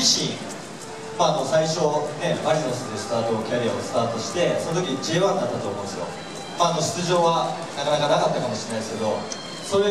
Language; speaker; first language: Japanese; native; Japanese